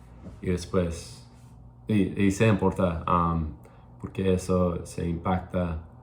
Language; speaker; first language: Spanish; non-native, learner; English